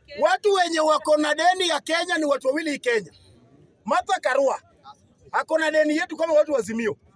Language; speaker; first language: Swahili; non-native, local second language; Luo (Kenya and Tanzania)